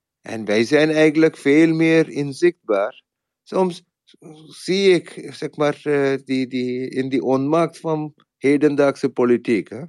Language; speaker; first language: Dutch; non-native, learner; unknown